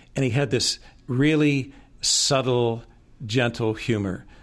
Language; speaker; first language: English; native; English